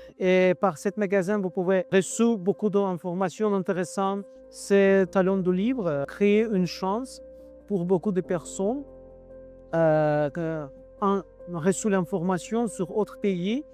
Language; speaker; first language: French; non-native, learner; Azerbaijani